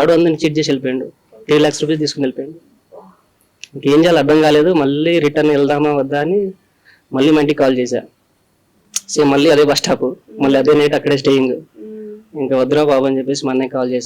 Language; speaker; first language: Telugu; native; Telugu